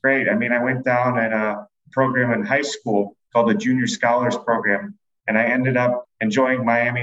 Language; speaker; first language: English; native; English